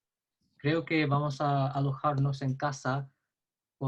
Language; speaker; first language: Spanish; non-native, learner; English